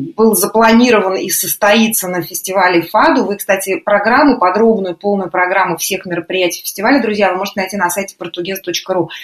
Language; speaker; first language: Russian; native; Russian